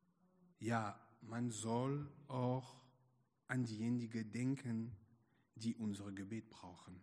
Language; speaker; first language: German; non-native, fluent; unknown